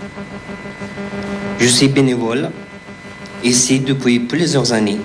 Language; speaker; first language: French; non-native, fluent; Persian